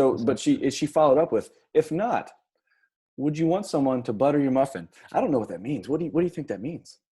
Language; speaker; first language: English; native; English